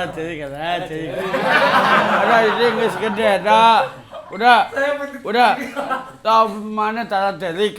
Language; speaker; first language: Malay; non-native, local second language; Sundanese